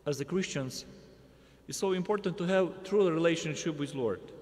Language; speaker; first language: English; non-native, fluent; Ukrainian